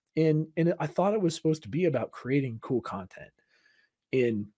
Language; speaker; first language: English; native; English